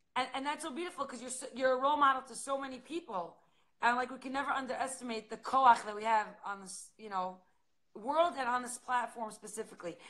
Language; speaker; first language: English; native; English